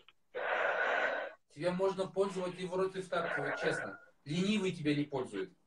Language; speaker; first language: Russian; native; Russian